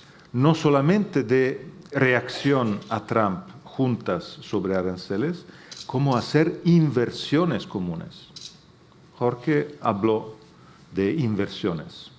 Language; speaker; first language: Spanish; non-native, fluent; Italian